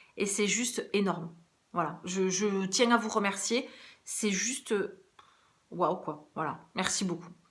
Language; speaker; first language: French; early bilingual, other home language; Portuguese